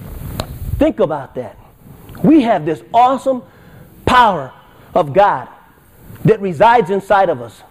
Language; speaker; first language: English; native; English